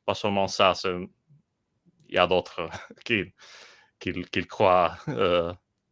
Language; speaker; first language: French; non-native, learner; Italian